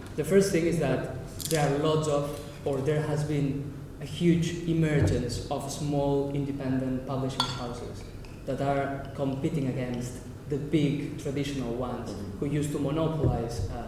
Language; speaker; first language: English; non-native, fluent; Catalan